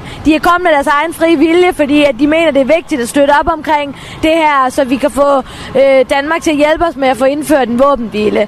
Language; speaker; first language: Danish; early bilingual, other home language; Tamil